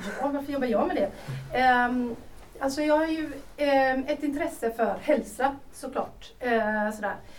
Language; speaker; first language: Swedish; native; Swedish